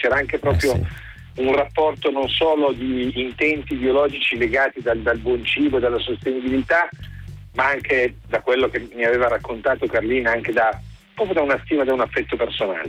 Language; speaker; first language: Italian; native; Italian